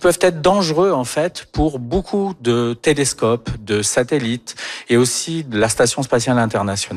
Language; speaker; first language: French; native; French